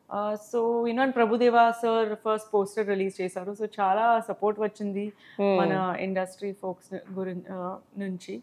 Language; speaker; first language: Telugu; non-native, learner; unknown